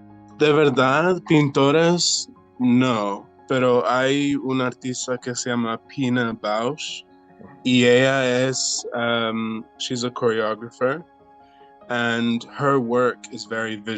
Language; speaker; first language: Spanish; early bilingual, heritage; Spanish